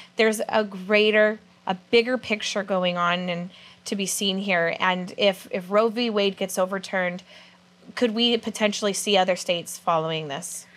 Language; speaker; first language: English; native; English